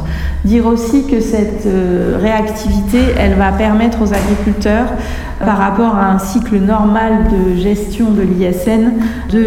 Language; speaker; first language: French; native; French